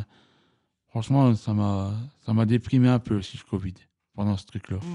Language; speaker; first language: French; native; French